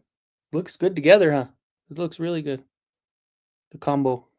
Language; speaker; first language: English; native; English